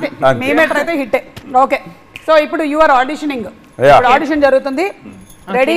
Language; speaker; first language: Telugu; native; Telugu